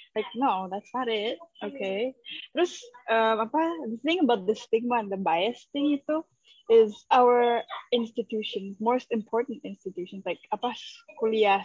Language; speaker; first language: English; early bilingual, other home language; Indonesian